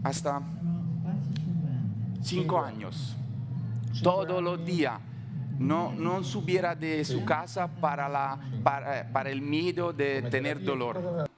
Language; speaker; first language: Spanish; non-native, fluent; Italian